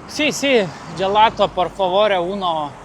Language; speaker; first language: Italian; non-native, learner; Lithuanian